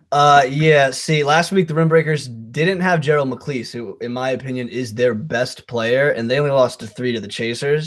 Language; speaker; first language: English; native; English